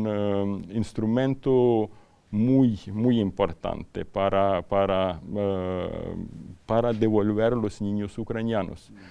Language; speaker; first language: Spanish; non-native, fluent; Ukrainian